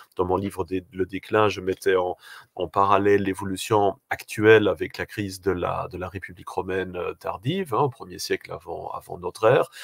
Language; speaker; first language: French; native; French